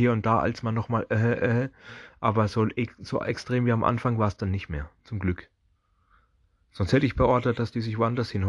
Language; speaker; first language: German; native; German